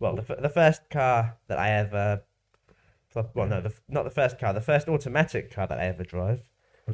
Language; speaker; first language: English; native; English